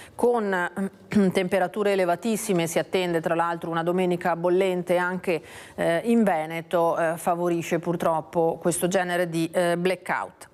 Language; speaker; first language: Italian; native; Italian